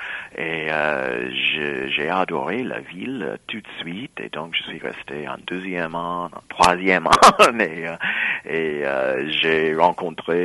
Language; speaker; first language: French; non-native, fluent; English